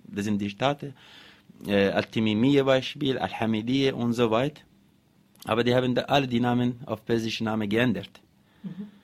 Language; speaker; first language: German; non-native, learner; Arabic